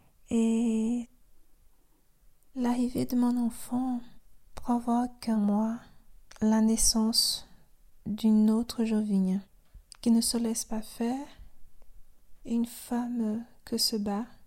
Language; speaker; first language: French; non-native, fluent; Portuguese